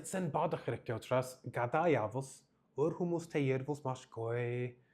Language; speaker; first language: Mongolian; early bilingual, heritage; English